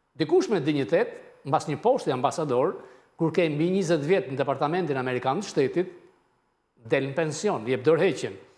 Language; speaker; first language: Albanian; native; Albanian